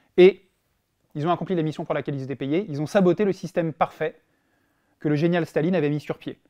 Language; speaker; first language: French; native; French